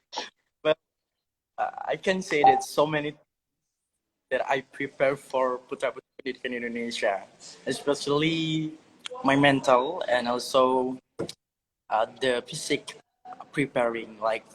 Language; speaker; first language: English; non-native, learner; Indonesian